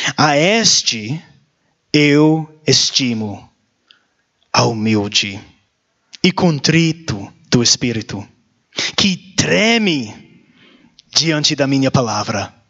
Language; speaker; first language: Portuguese; non-native, learner; English